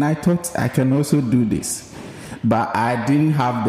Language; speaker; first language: English; non-native, local second language; Akan